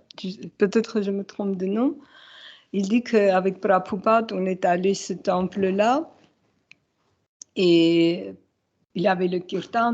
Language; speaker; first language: French; non-native, fluent; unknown